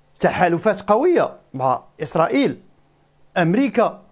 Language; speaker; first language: Arabic; native; Arabic